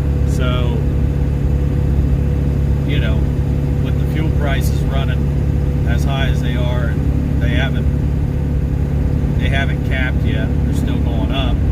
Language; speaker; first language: English; native; English